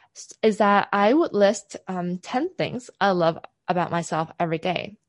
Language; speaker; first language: English; non-native, local second language; Cantonese